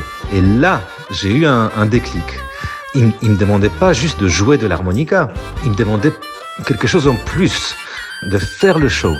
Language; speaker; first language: French; non-native, fluent; Polish